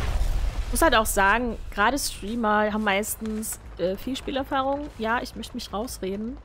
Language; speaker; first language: German; native; German